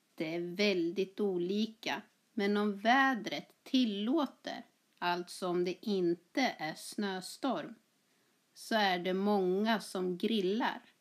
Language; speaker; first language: Swedish; native; Swedish